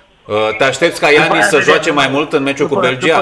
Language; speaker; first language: Romanian; native; Romanian